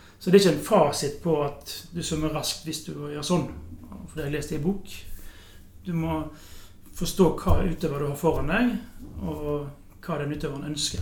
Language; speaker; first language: Norwegian; native; Norwegian